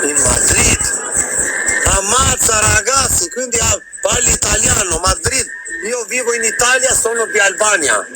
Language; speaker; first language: Italian; non-native, fluent; Albanian